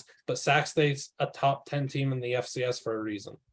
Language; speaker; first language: English; native; English